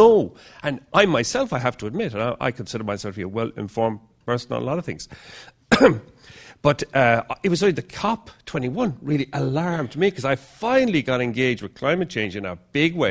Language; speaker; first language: English; native; English